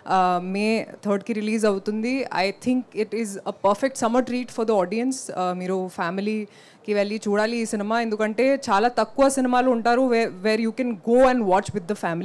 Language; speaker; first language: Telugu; non-native, local second language; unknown